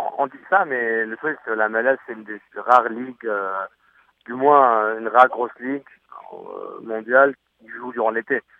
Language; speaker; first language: French; native; French